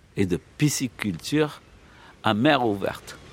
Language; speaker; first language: French; non-native, local second language; Arabic